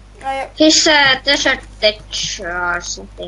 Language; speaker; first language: English; non-native, learner; Estonian